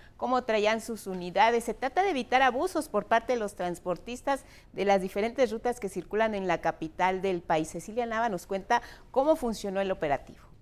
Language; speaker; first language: Spanish; native; Spanish